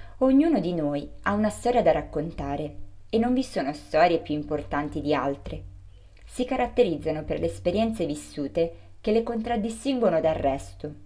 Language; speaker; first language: Italian; early bilingual, other home language; Urdu